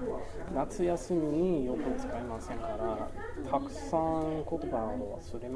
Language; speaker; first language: Japanese; non-native, learner; English